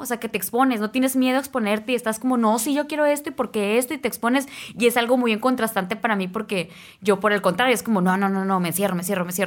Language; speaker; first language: Spanish; native; Spanish